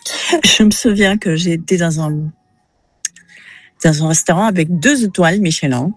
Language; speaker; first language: French; non-native, fluent; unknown